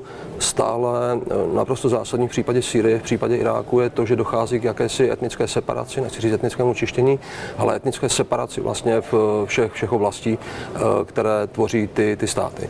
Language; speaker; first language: Czech; native; Czech